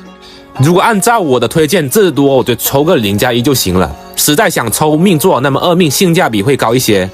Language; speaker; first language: Chinese; native; Chinese